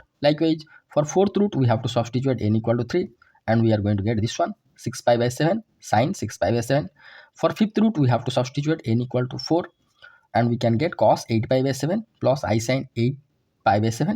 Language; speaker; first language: English; non-native, local second language; Odia